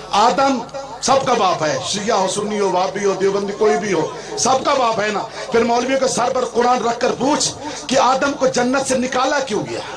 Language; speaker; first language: Urdu; non-native, local second language; Punjabi